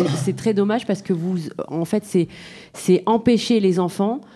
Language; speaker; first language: French; native; French